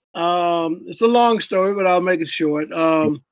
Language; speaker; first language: English; native; English